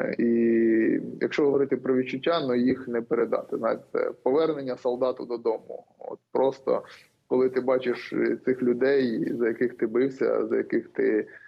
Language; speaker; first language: Ukrainian; native; Ukrainian